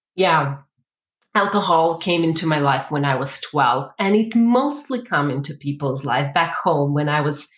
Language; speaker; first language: English; non-native, fluent; Ukrainian